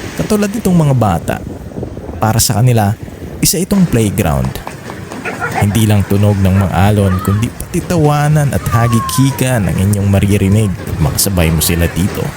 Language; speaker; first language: Filipino; non-native, local second language; Bikol